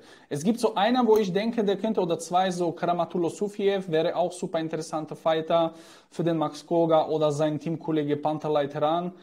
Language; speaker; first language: German; native; German